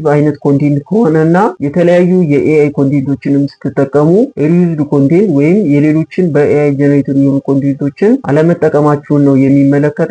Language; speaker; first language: Amharic; native; Amharic